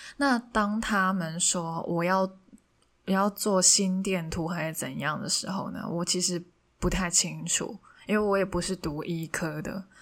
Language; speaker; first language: Chinese; non-native, local second language; Cantonese